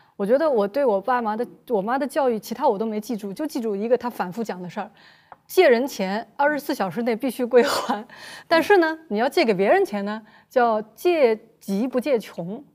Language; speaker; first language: Chinese; native; Chinese